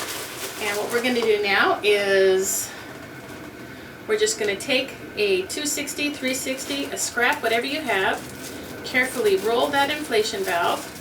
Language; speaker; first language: English; native; English